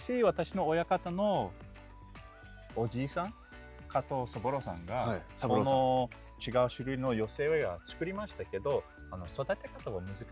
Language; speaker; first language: Japanese; non-native, learner; English